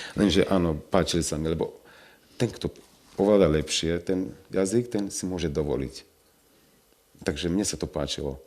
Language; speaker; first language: Slovak; non-native, local second language; Romany